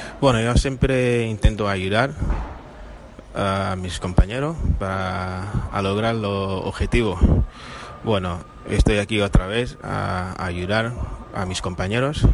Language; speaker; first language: Spanish; non-native, fluent; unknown